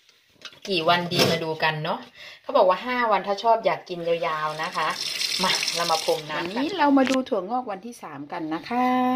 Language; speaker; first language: Thai; native; Thai